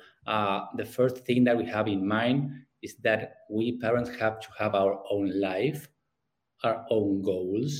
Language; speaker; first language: English; non-native, fluent; Spanish